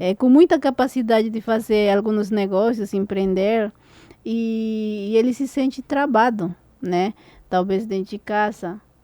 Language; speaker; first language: Portuguese; non-native, fluent; Spanish